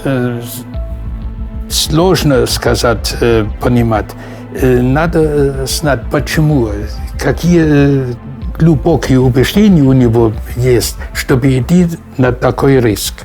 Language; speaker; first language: Russian; non-native, fluent; German